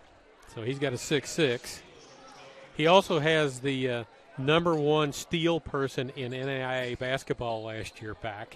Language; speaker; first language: English; native; English